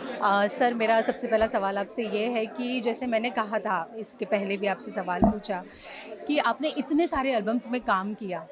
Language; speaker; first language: Hindi; native; Hindi